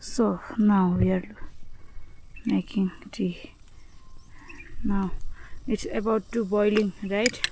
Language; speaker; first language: English; non-native, learner; Tibetan